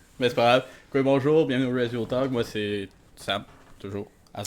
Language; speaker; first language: French; native; French